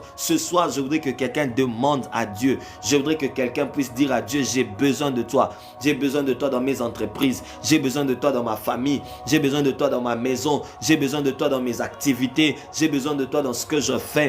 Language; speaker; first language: French; non-native, local second language; Lingala